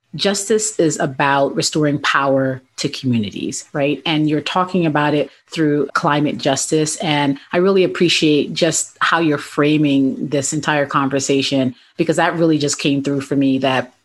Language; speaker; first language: English; native; English